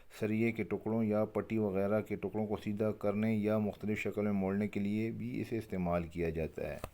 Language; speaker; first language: Urdu; native; Urdu